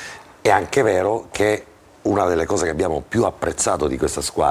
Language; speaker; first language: Italian; native; Italian